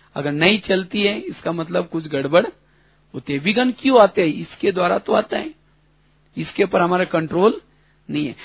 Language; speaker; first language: Hindi; non-native, local second language; Marathi